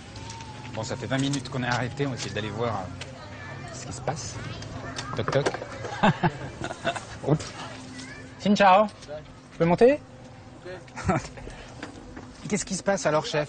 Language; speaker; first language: French; native; French